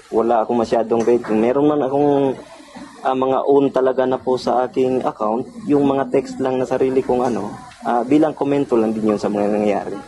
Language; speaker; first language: Filipino; non-native, local second language; Cebuano